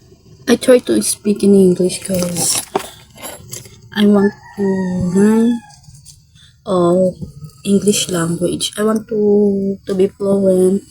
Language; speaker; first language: English; non-native, learner; Filipino